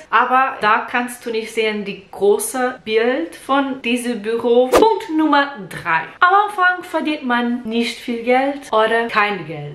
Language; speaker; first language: German; non-native, learner; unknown